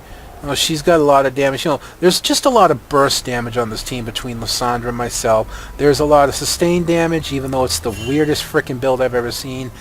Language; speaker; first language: English; native; English